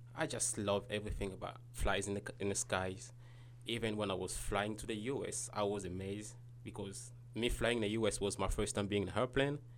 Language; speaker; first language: English; non-native, learner; Lingala